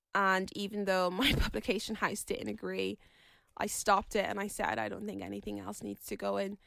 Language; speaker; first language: English; native; English